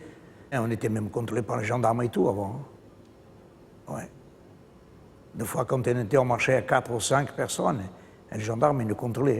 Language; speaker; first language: French; non-native, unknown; Portuguese